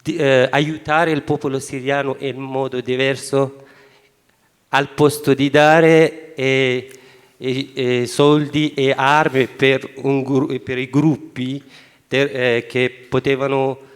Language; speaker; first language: Italian; non-native, fluent; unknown